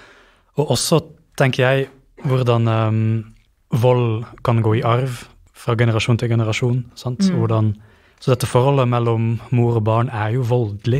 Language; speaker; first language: Norwegian; native; Norwegian